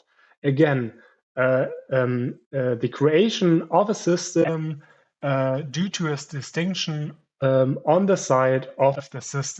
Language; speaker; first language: English; non-native, fluent; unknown